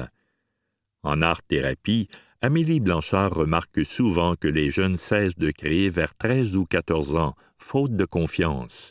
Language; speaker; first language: French; native; French